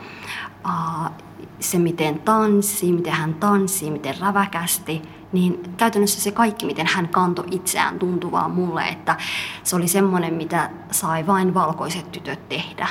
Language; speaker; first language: Finnish; early bilingual, other home language; Somali